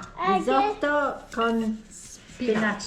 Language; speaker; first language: Italian; non-native, learner; English